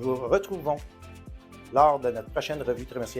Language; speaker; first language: French; native; French